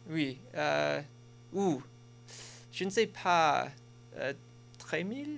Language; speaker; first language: French; non-native, local second language; English